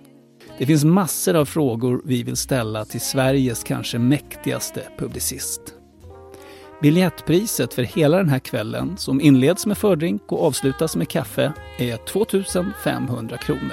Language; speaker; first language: Swedish; native; Swedish